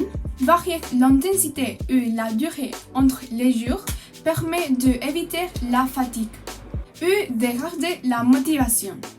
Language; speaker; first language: French; non-native, learner; Spanish